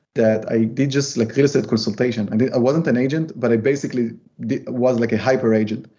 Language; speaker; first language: English; non-native, fluent; Hebrew